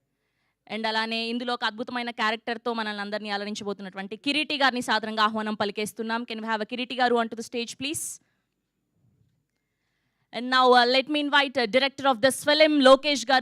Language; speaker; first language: Telugu; native; Telugu